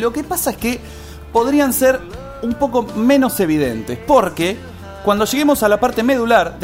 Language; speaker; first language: Spanish; native; Spanish